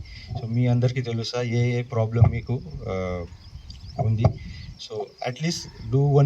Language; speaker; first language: Telugu; non-native, learner; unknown